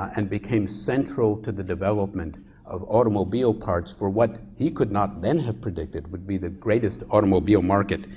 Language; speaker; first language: English; native; English